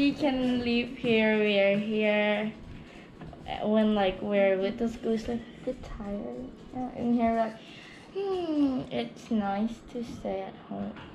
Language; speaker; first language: English; non-native, learner; Thai